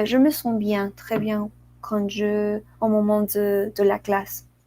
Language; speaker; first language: French; non-native, learner; Spanish